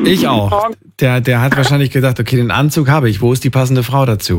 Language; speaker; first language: German; native; German